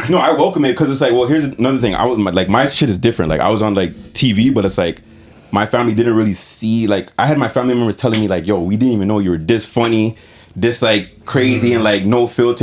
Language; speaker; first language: English; native; English